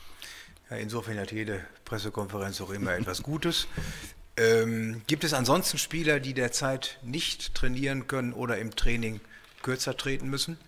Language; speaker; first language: German; native; German